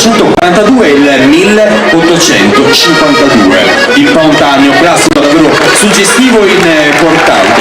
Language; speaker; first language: Italian; native; Italian